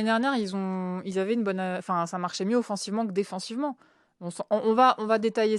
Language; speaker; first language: French; native; French